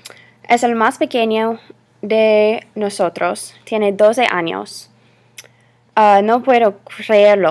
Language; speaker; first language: Spanish; non-native, learner; English